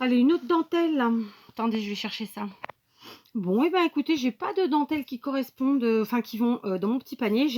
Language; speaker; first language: French; native; French